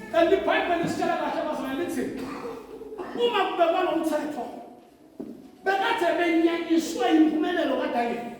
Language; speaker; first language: Zulu; non-native, local second language; Swati